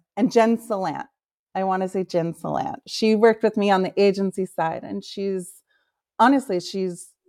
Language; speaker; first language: English; native; English